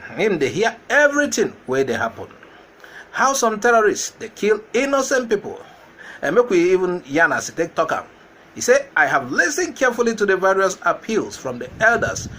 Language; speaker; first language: Nigerian Pidgin; non-native, local second language; Igbo